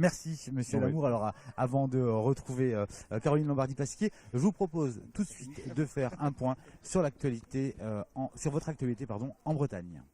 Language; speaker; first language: French; native; French